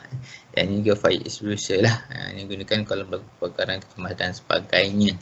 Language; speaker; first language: Malay; native; Malay